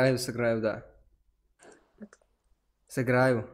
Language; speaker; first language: Russian; non-native, local second language; Tajik